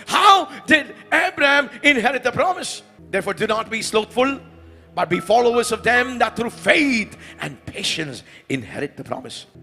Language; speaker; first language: English; non-native, local second language; Malayalam